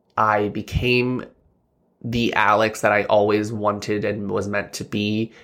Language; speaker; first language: English; native; English